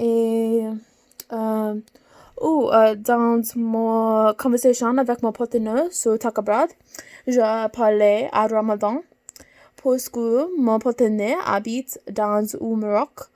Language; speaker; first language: French; non-native, learner; English